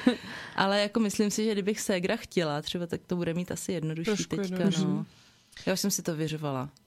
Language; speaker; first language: Czech; early bilingual, other home language; Vietnamese